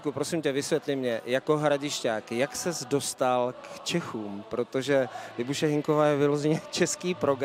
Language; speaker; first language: Czech; native; Czech